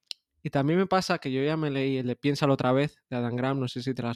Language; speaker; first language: Spanish; native; Spanish